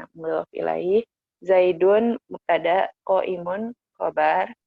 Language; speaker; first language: Arabic; non-native, learner; Indonesian